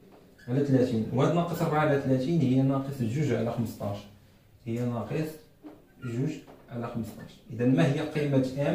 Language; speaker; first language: Arabic; native; Arabic